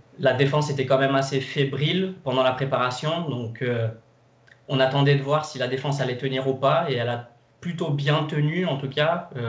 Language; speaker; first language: French; non-native, fluent; Portuguese